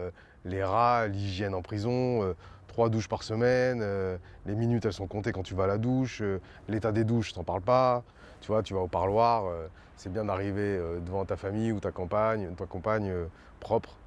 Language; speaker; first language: French; native; French